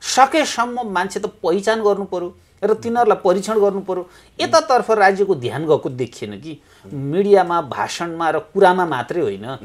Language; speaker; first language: Nepali; native; Nepali